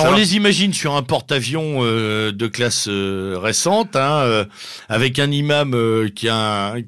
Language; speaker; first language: French; native; French